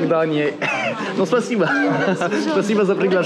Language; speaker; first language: Russian; non-native, learner; French